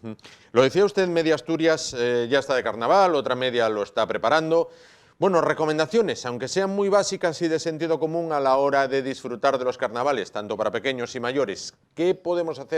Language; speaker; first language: Spanish; native; Spanish